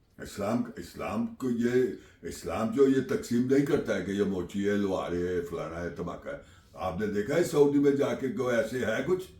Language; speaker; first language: Urdu; non-native, local second language; Punjabi